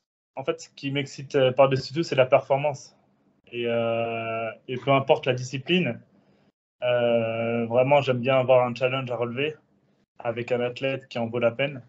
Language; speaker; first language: French; native; French